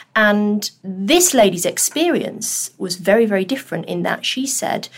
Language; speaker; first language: English; early bilingual, other home language; Urdu